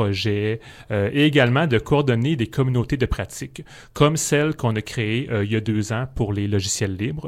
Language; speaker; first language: French; native; French